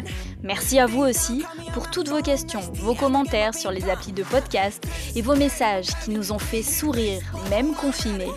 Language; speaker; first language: French; native; French